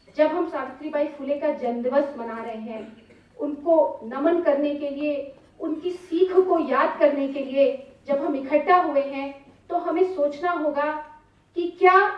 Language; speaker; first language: Hindi; native; Hindi